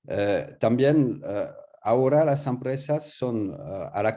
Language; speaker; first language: Spanish; non-native, learner; French